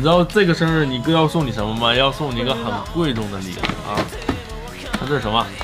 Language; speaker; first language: Chinese; native; Chinese